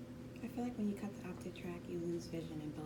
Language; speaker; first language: English; native; English